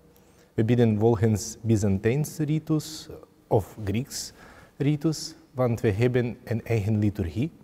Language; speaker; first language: Dutch; non-native, fluent; Ukrainian